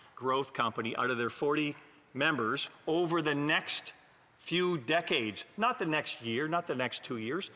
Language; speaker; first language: English; native; English